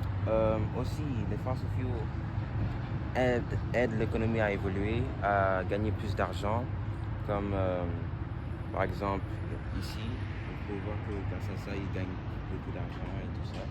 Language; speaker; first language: French; non-native, learner; English